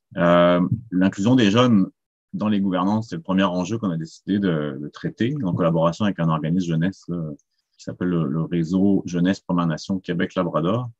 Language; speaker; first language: French; native; French